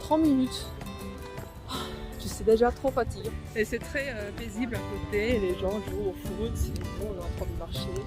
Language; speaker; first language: French; non-native, fluent; Korean